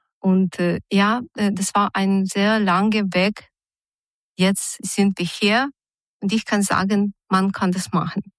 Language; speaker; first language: German; non-native, fluent; Ukrainian